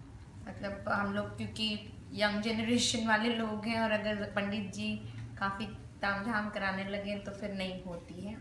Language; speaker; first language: Hindi; native; Hindi